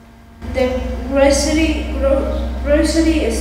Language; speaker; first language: English; non-native, learner; Spanish